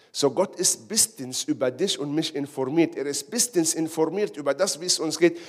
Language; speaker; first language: German; non-native, fluent; Hebrew